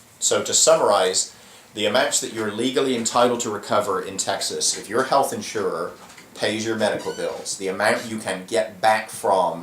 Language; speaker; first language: English; native; English